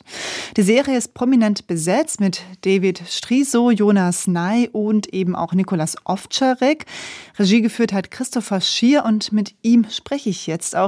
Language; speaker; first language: German; native; German